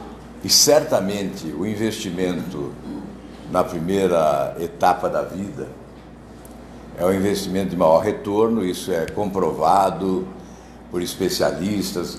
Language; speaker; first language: Portuguese; native; Portuguese